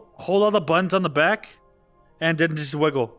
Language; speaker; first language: English; native; English